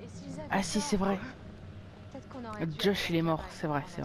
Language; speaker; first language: French; native; French